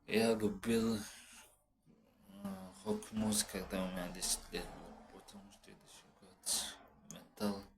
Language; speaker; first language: Russian; non-native, learner; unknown